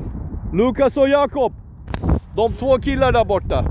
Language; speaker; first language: Swedish; non-native, fluent; Turkish